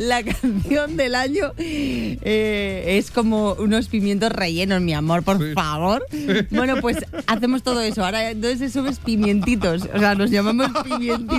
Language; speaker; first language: Spanish; native; Spanish